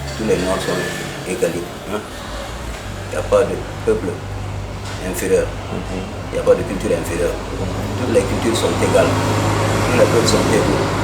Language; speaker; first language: French; non-native, local second language; Mandingo